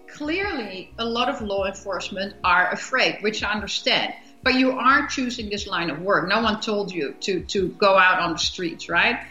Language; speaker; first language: English; non-native, fluent; Dutch